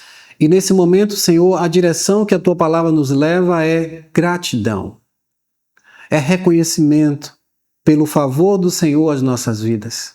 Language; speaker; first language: Portuguese; native; Portuguese